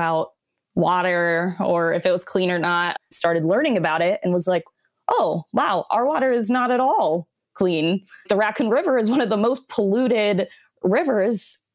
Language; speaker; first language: English; native; English